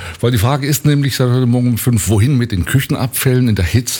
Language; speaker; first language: German; native; German